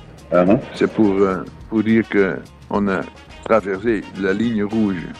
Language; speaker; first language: French; non-native, fluent; Dutch